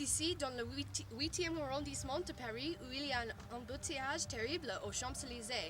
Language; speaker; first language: French; non-native, learner; English